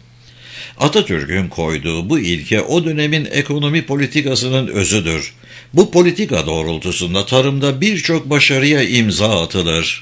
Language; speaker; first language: Turkish; native; Turkish